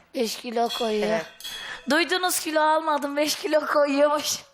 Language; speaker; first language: Turkish; native; Turkish